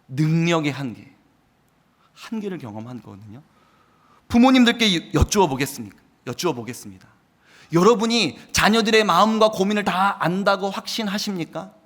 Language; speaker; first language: Korean; native; Korean